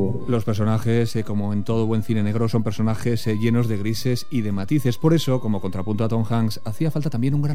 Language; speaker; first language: Spanish; native; Spanish